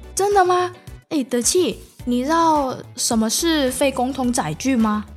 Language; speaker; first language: Chinese; non-native, fluent; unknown